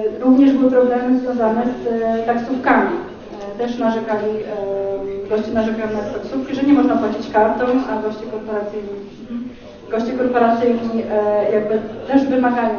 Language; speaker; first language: Polish; native; Polish